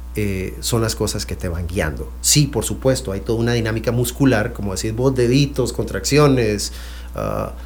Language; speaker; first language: Spanish; non-native, fluent; French